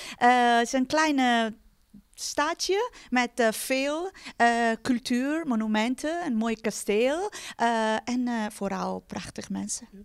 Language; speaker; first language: Dutch; non-native, fluent; Italian